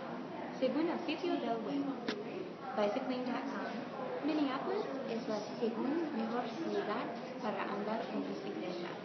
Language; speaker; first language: Spanish; non-native, learner; English